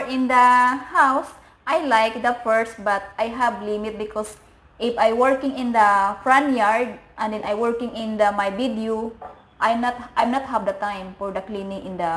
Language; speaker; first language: English; non-native, learner; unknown